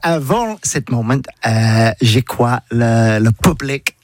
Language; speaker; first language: French; non-native, learner; English